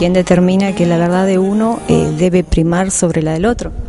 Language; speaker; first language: Spanish; native; Spanish